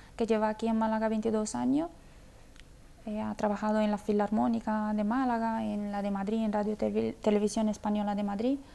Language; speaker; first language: Spanish; non-native, fluent; Romanian